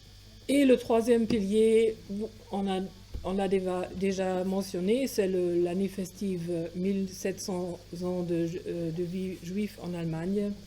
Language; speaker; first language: French; non-native, fluent; German